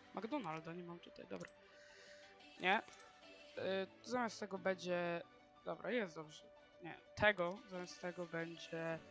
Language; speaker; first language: Polish; native; Polish